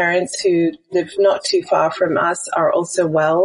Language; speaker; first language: English; native; English